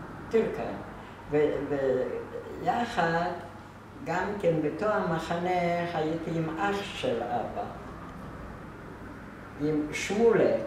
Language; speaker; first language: Hebrew; non-native, fluent; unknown